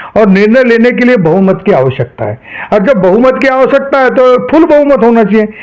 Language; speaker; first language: Hindi; non-native, local second language; Marathi